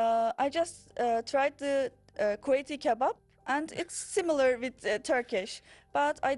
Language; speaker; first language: English; non-native, learner; Turkish